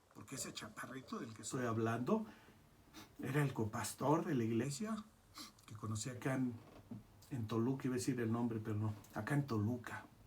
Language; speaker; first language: Spanish; native; Spanish